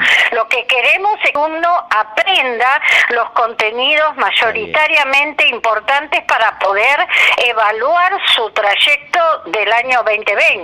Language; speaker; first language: Spanish; native; Spanish